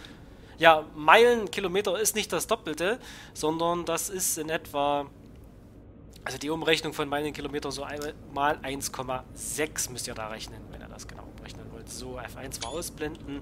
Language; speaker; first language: German; native; German